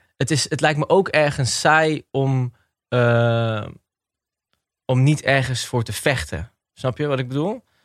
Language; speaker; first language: Dutch; early bilingual, other home language; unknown